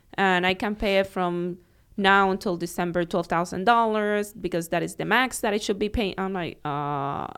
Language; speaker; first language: English; non-native, fluent; Spanish